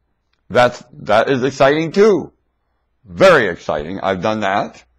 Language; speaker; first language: English; native; English